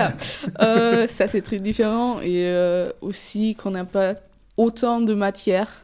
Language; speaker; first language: French; non-native, fluent; German